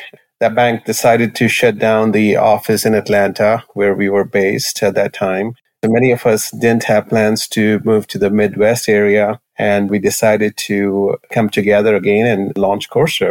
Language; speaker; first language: English; non-native, local second language; Hindi